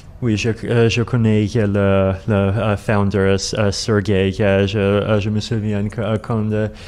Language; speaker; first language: French; non-native, learner; Russian